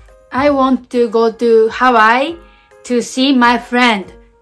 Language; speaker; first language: English; non-native, learner; Japanese